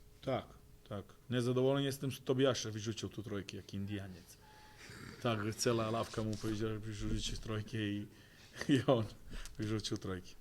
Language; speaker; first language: Polish; non-native, fluent; Croatian